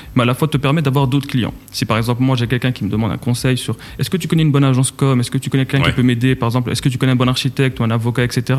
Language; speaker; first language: French; non-native, local second language; Arabic